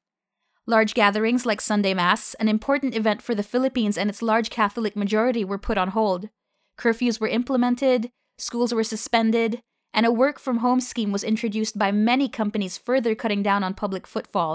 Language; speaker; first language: English; non-native, local second language; Filipino